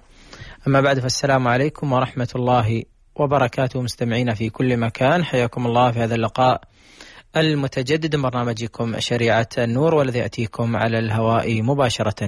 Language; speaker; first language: Arabic; native; Arabic